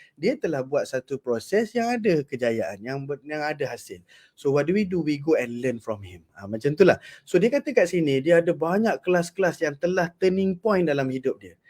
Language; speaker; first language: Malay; native; Malay